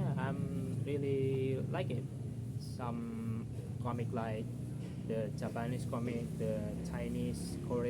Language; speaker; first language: English; non-native, learner; Indonesian